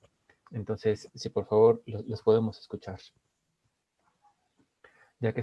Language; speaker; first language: Spanish; native; Spanish